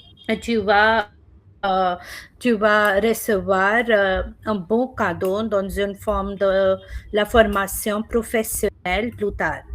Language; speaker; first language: French; non-native, fluent; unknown